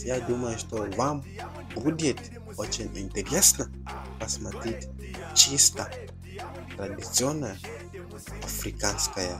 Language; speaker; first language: Russian; non-native, fluent; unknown